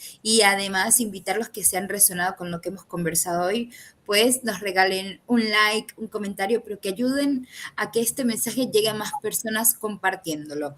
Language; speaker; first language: Spanish; native; Spanish